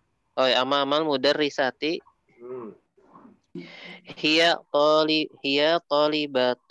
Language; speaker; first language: Arabic; non-native, learner; Indonesian